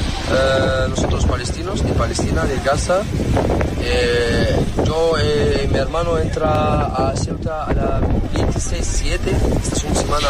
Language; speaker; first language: Spanish; non-native, learner; Arabic